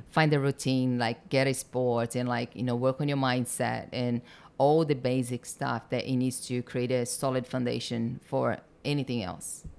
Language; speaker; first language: English; non-native, fluent; Portuguese